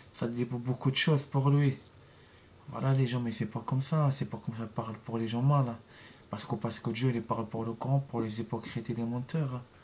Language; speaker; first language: French; non-native, learner; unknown